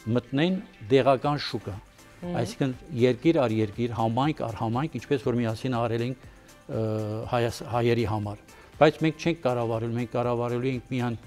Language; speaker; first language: Armenian; early bilingual, heritage; Armenian